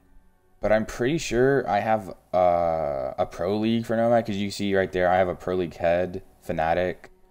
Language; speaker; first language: English; native; English